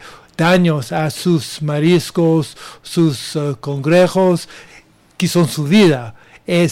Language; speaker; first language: Spanish; non-native, learner; English